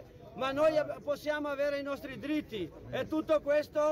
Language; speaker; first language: Italian; non-native, fluent; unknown